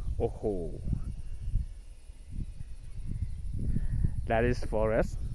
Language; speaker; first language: English; non-native, learner; Hmong